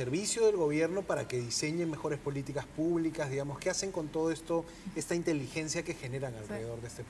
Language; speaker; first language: Spanish; native; Spanish